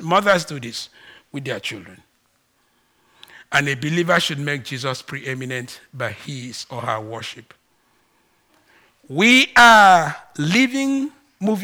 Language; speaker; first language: English; non-native, local second language; Ibibio